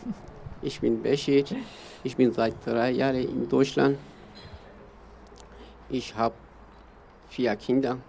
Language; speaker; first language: German; non-native, learner; Kurdish